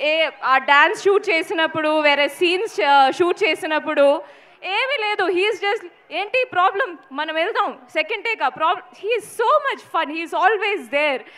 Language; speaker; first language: Telugu; non-native, fluent; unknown